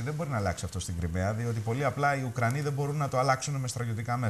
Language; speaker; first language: Greek; native; Greek